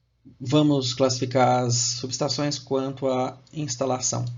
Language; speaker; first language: Portuguese; native; Portuguese